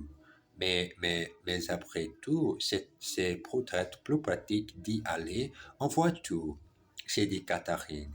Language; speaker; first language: French; non-native, learner; German